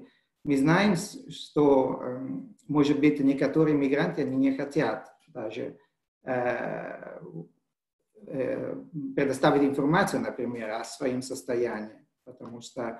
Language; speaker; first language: Russian; non-native, fluent; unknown